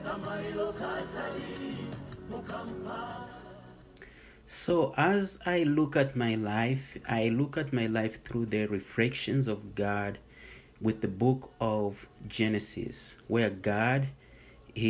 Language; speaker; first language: English; non-native, local second language; Bemba